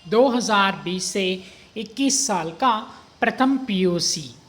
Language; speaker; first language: Hindi; non-native, local second language; Kannada